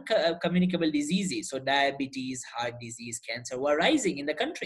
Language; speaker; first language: English; non-native, local second language; Gujarati